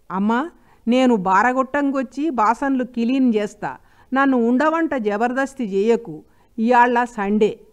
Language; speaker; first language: Telugu; native; Telugu